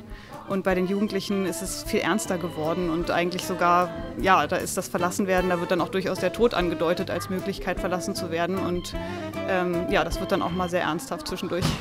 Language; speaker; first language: German; native; German